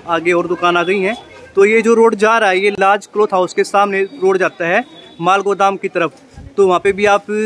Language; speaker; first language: Hindi; native; Hindi